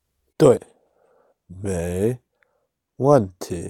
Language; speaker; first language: Chinese; non-native, learner; English